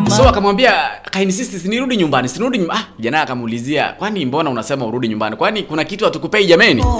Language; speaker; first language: Swahili; non-native, local second language; Gusii